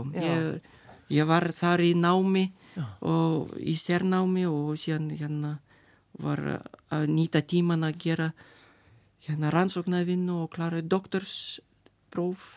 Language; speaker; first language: Icelandic; non-native, learner; Lithuanian